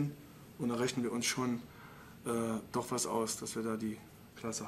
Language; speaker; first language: German; native; German